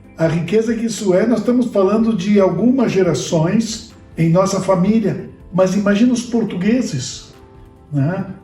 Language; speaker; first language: Portuguese; early bilingual, other home language; Spanish